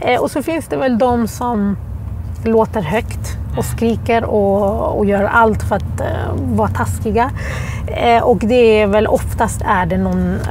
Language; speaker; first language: Swedish; early bilingual, other home language; Arabic